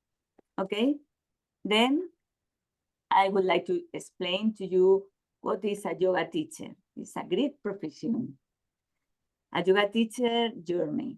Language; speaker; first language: English; non-native, learner; Spanish